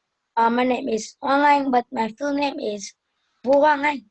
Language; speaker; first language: English; non-native, learner; Vietnamese